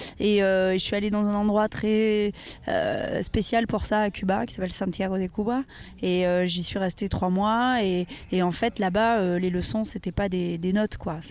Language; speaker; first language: French; native; French